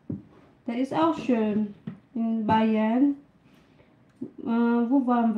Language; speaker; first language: German; non-native, learner; Filipino